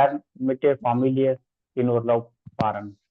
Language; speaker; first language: German; non-native, fluent; Hindi